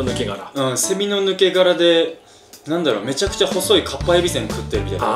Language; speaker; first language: Japanese; native; Japanese